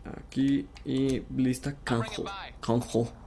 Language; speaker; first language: Spanish; native; Spanish